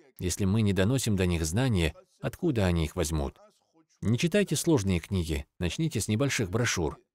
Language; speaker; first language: Russian; non-native, local second language; Avaric